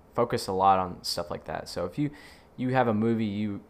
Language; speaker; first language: English; native; English